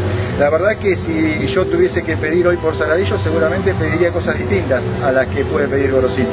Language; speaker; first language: Spanish; native; Spanish